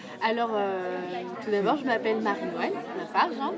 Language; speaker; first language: French; native; French